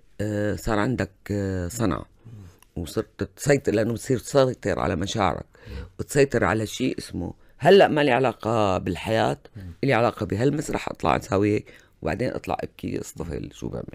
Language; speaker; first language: Arabic; native; Arabic